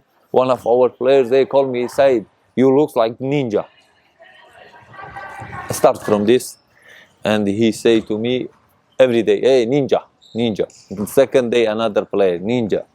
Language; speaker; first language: English; non-native, learner; Persian